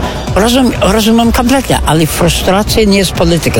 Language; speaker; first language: Polish; non-native, fluent; English